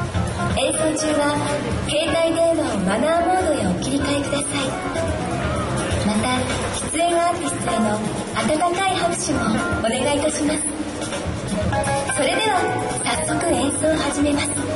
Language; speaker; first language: Japanese; native; Japanese